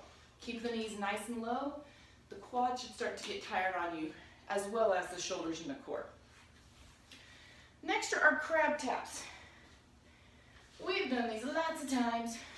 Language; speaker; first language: English; native; English